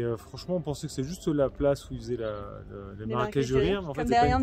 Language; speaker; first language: French; native; French